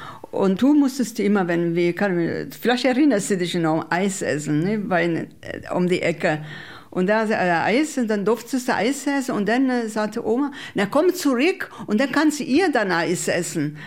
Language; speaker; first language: German; non-native, fluent; Italian